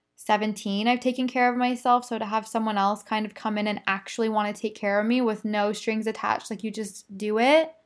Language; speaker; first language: English; native; English